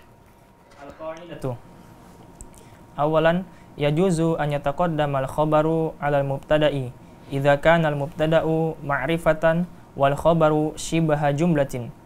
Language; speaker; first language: Arabic; non-native, fluent; Indonesian